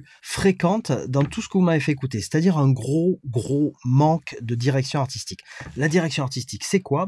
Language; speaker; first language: French; native; French